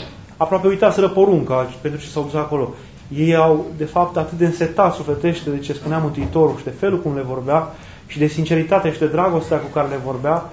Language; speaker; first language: Romanian; native; Romanian